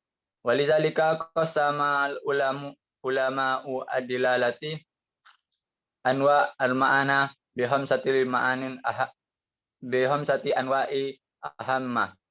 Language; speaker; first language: Arabic; non-native, learner; Indonesian